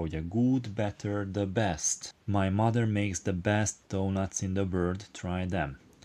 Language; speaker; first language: English; non-native, fluent; Hungarian